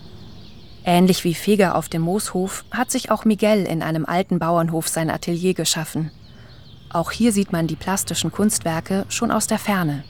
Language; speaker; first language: German; native; German